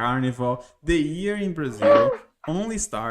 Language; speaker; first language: English; non-native, fluent; Portuguese